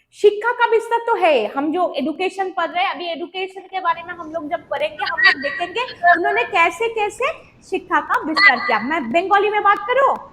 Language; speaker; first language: Hindi; non-native, local second language; Bangla